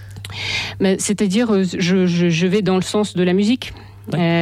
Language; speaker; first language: French; non-native, fluent; Russian